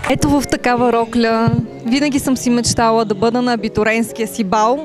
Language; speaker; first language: Bulgarian; native; Bulgarian